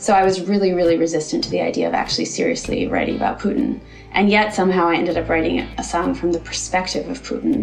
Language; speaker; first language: English; early bilingual, other home language; Ukrainian